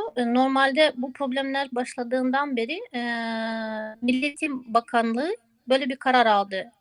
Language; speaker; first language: Turkish; non-native, fluent; Ukrainian